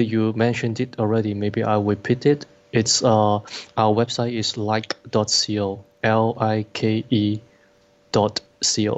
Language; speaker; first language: English; non-native, local second language; Cantonese